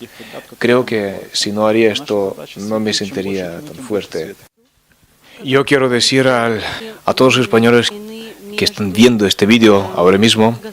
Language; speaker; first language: Spanish; non-native, fluent; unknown